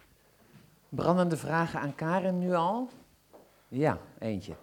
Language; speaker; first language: Dutch; native; Dutch